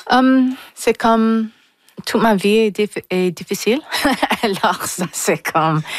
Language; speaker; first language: French; non-native, local second language; English